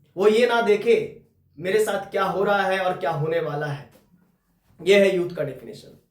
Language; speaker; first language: Hindi; native; Hindi